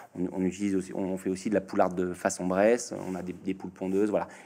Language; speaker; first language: French; native; French